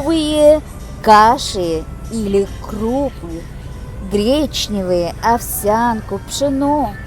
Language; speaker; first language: Russian; non-native, local second language; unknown